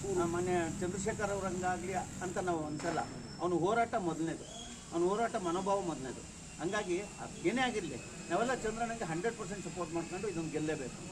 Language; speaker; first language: Kannada; native; Kannada